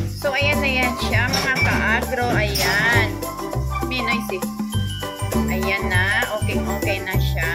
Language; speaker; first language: Filipino; non-native, local second language; Cebuano